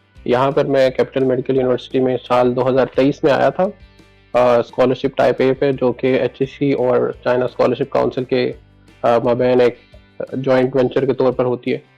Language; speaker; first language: Urdu; non-native, local second language; Punjabi